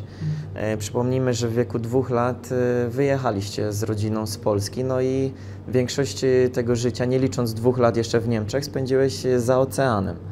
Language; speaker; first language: Polish; native; Polish